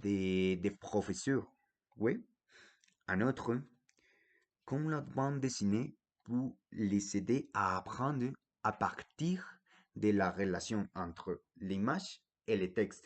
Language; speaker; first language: French; non-native, fluent; Spanish